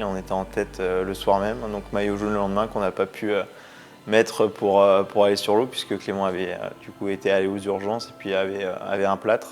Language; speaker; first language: French; native; French